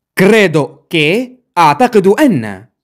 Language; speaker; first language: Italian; non-native, fluent; Arabic